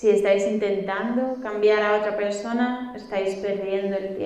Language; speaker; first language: Spanish; native; Spanish